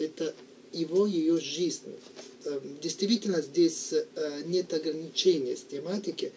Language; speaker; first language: Russian; non-native, fluent; Italian